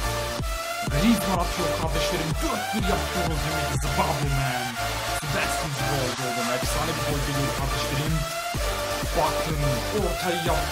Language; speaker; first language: Turkish; native; Turkish